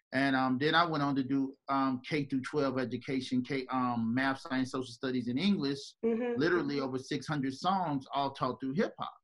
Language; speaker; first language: English; native; English